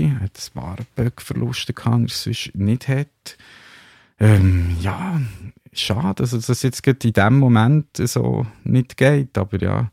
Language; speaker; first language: German; native; German